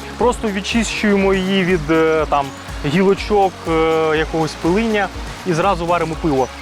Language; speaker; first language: Ukrainian; native; Ukrainian